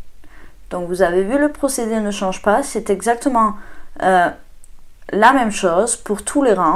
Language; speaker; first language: French; native; French